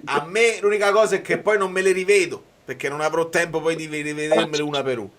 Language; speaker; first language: Italian; native; Italian